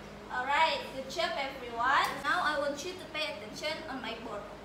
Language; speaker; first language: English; non-native, learner; Indonesian